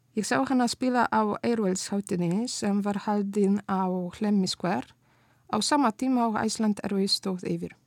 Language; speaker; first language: Icelandic; non-native, fluent; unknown